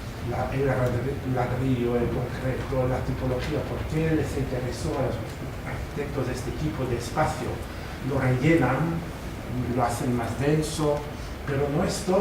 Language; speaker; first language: Spanish; non-native, fluent; German